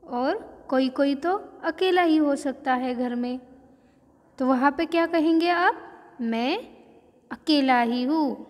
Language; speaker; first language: Hindi; non-native, local second language; Marathi